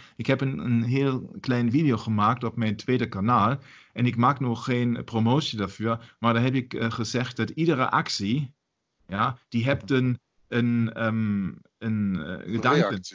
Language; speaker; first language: Dutch; non-native, fluent; German